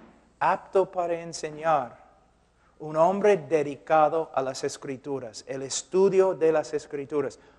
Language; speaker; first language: Spanish; non-native, fluent; English